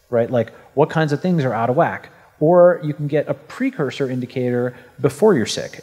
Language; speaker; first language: English; native; English